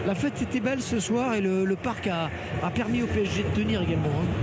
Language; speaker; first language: French; native; French